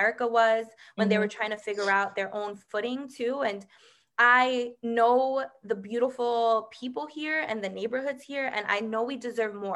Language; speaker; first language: English; native; English